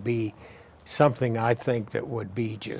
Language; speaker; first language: English; native; English